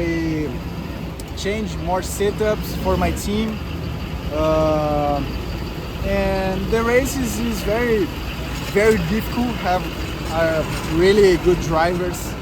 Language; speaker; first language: English; non-native, learner; Portuguese